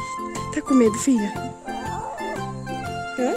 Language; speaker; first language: Portuguese; native; Portuguese